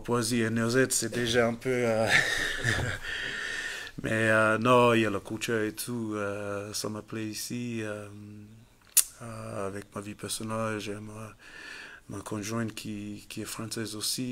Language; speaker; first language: French; non-native, fluent; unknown